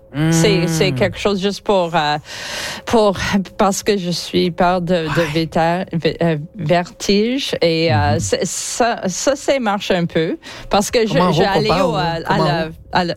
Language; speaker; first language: French; non-native, learner; English